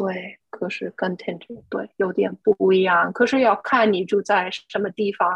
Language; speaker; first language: Chinese; non-native, fluent; English